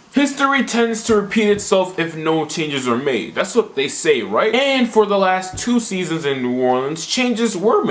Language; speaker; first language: English; native; English